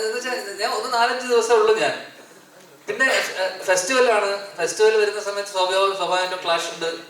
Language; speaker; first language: Malayalam; native; Malayalam